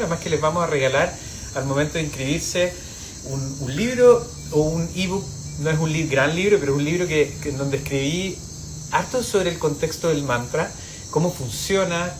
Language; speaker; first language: Spanish; native; Spanish